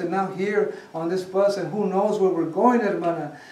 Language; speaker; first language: English; early bilingual, other home language; Spanish